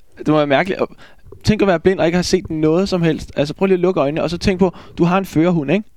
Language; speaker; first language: Danish; native; Danish